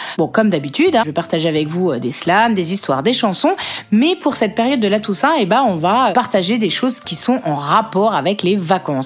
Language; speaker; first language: French; native; French